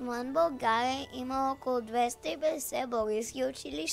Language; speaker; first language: Bulgarian; early bilingual, heritage; Bulgarian